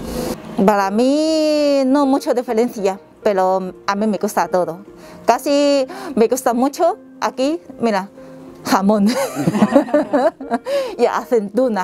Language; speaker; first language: Spanish; non-native, learner; Chinese